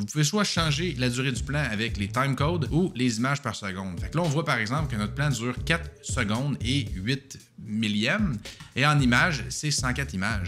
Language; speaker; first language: French; native; French